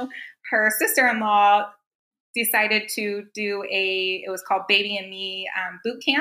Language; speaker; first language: English; native; English